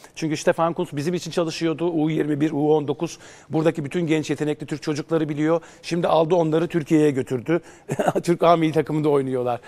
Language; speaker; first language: Turkish; native; Turkish